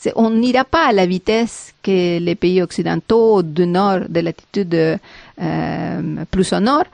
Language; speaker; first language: French; non-native, fluent; Spanish